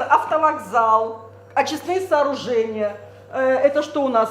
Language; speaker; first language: Russian; native; Russian